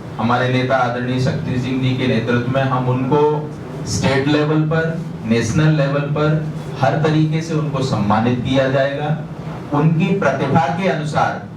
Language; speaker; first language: Hindi; native; Hindi